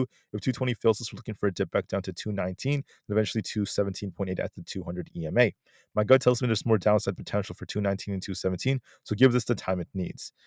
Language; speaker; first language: English; native; English